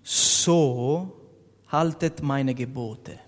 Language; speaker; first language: German; non-native, learner; Italian